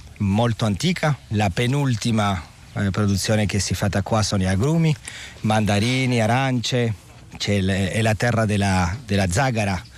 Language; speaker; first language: Italian; non-native, fluent; Spanish